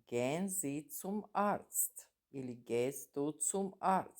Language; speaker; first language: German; non-native, fluent; Serbian